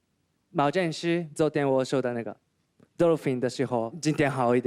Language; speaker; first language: Chinese; non-native, learner; Japanese